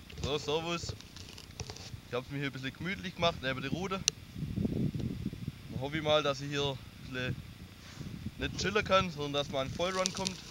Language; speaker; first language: German; native; German